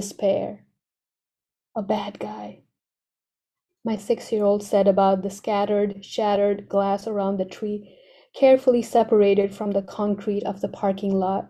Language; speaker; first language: English; non-native, local second language; Nepali